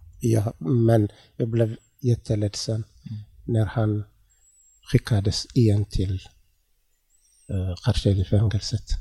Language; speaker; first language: Swedish; non-native, learner; Tigrinya